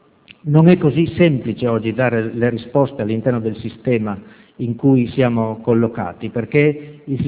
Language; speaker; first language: Italian; native; Italian